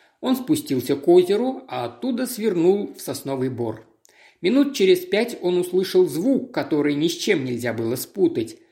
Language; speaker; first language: Russian; native; Russian